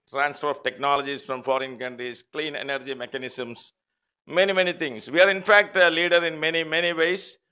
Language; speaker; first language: English; non-native, local second language; Malayalam